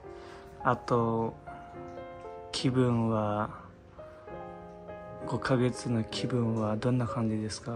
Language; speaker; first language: Japanese; non-native, learner; Nepali